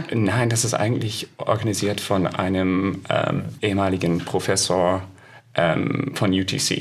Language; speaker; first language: German; non-native, fluent; English